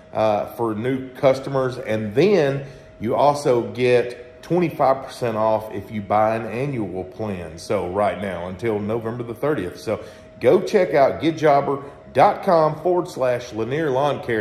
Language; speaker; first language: English; native; English